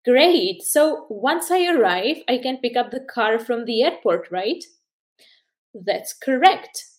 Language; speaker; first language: English; non-native, fluent; Czech